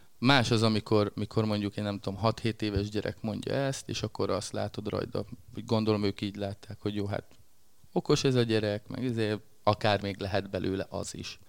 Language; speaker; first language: Hungarian; native; Hungarian